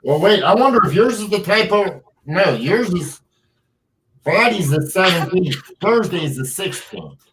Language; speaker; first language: English; native; English